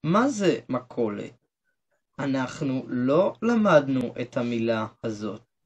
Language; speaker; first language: Hebrew; non-native, learner; Turkish